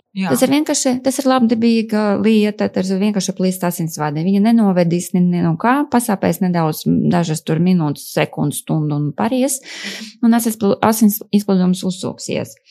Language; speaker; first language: Latvian; non-native, local second language; Russian